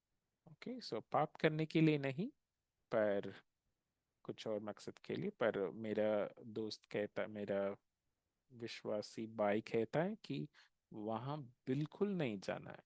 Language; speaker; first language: Hindi; non-native, local second language; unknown